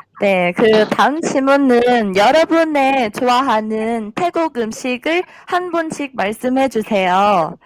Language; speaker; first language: Korean; non-native, fluent; Thai